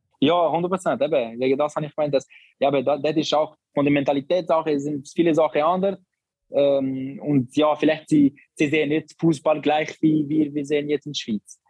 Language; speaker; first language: German; non-native, learner; Albanian